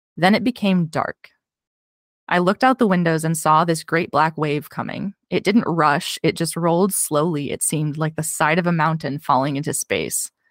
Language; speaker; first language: English; native; English